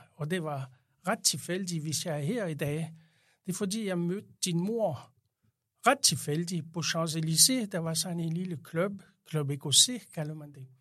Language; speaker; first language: Danish; non-native, fluent; French